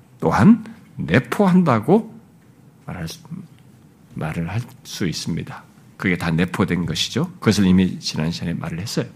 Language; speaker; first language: Korean; native; Korean